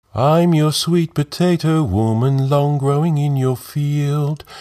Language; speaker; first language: English; native; English